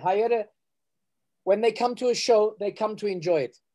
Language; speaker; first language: English; early bilingual, other home language; Armenian